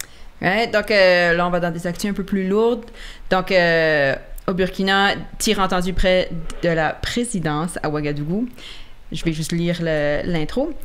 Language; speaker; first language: French; native; French